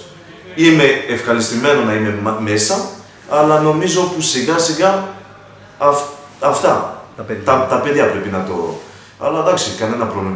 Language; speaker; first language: Greek; non-native, learner; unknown